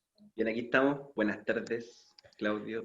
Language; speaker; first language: Spanish; native; Spanish